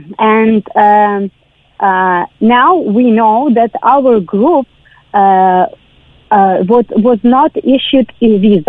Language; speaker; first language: English; non-native, learner; Ukrainian